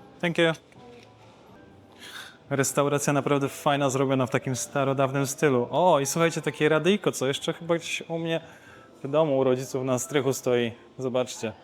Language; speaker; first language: Polish; native; Polish